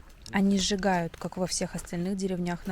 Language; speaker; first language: Russian; native; Russian